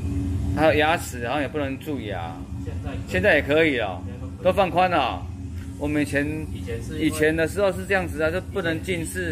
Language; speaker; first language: Chinese; native; Chinese